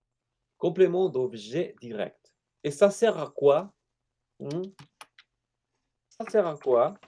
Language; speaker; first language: French; non-native, fluent; Spanish